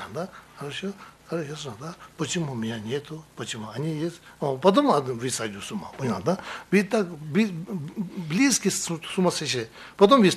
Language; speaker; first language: Russian; non-native, learner; Tibetan